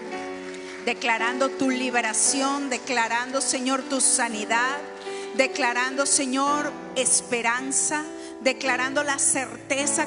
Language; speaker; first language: Spanish; native; Spanish